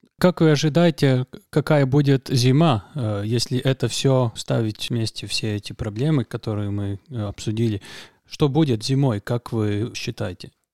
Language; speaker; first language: Russian; non-native, local second language; Latvian